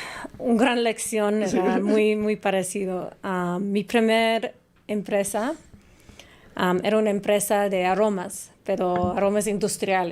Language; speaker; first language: Spanish; non-native, fluent; English